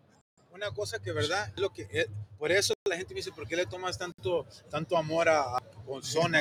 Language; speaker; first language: Spanish; native; Spanish